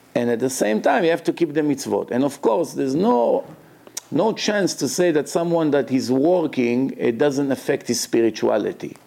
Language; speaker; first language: English; non-native, fluent; Hebrew